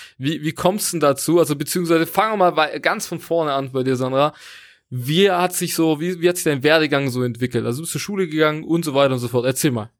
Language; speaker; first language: German; native; German